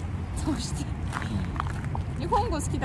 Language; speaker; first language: Japanese; non-native, fluent; Russian